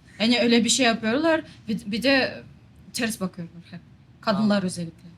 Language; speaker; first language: Turkish; non-native, fluent; Kazakh